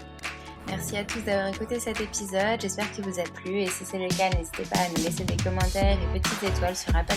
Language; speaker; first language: French; native; French